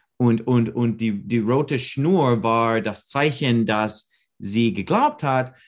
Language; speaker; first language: German; non-native, learner; English